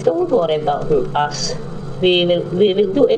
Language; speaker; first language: English; non-native, learner; German